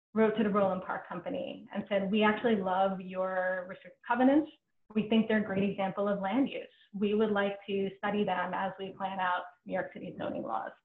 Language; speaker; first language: English; native; English